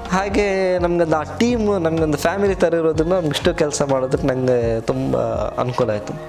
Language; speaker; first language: Kannada; non-native, local second language; Tulu